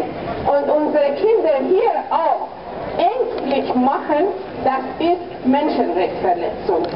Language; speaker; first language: German; non-native, fluent; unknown